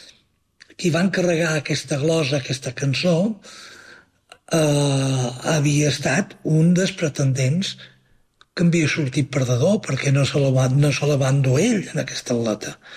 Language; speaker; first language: Catalan; native; Catalan